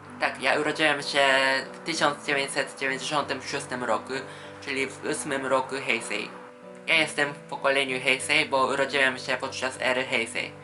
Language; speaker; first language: Polish; non-native, fluent; Japanese